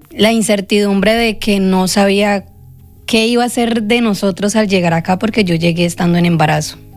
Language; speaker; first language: Spanish; native; Spanish